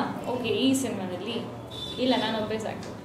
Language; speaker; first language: Kannada; non-native, fluent; Hindi